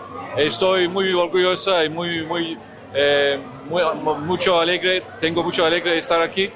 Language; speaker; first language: Spanish; non-native, learner; Turkish